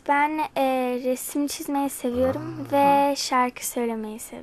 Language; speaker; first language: Turkish; early bilingual, other home language; English